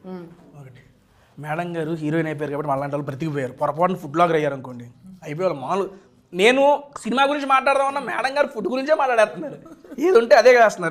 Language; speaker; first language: Telugu; native; Telugu